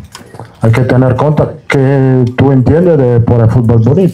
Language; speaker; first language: Spanish; non-native, fluent; Italian